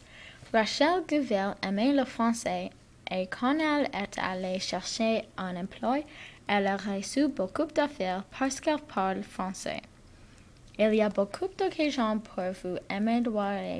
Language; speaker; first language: French; non-native, learner; English